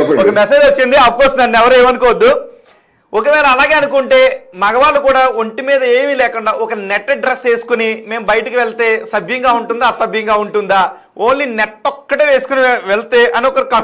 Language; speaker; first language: Telugu; native; Telugu